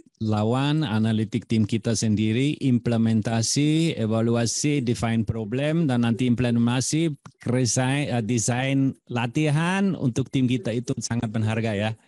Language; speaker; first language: Indonesian; non-native, fluent; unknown